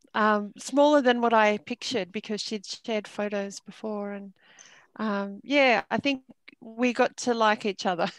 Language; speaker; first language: English; native; English